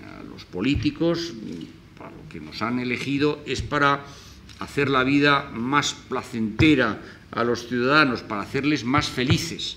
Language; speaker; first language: Spanish; native; Spanish